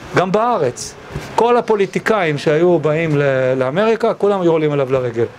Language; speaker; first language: Hebrew; early bilingual, other home language; English